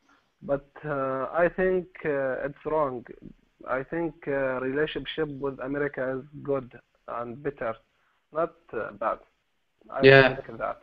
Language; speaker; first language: English; non-native, learner; Arabic